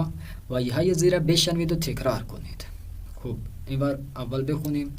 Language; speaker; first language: Persian; non-native, fluent; Urdu